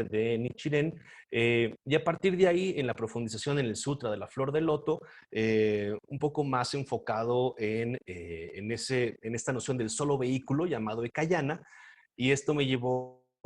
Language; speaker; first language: Spanish; native; Spanish